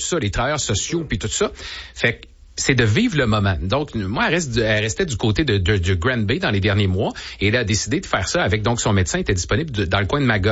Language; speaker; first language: French; native; French